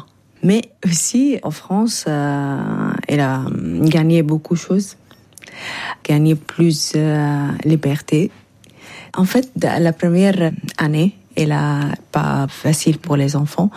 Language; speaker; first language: French; non-native, learner; Arabic